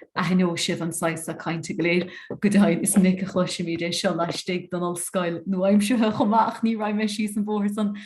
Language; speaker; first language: Irish; native; Irish